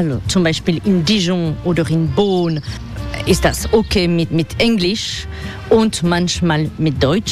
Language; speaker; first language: German; non-native, learner; French